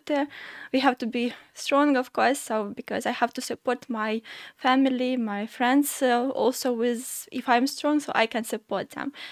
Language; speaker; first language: English; non-native, fluent; Ukrainian